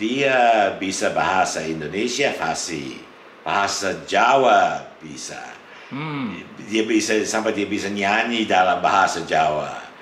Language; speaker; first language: Indonesian; non-native, fluent; English